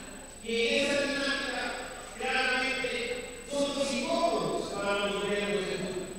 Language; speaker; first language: Spanish; native; Spanish